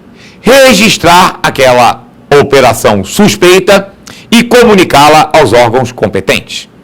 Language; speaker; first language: Portuguese; native; Portuguese